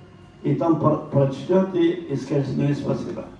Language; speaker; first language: Russian; non-native, local second language; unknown